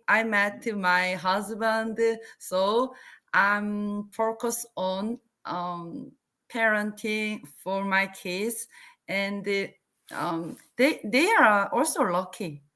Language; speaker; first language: English; non-native, learner; Korean